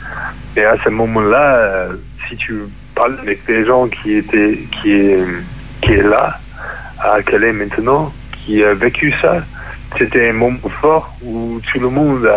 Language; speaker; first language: French; non-native, fluent; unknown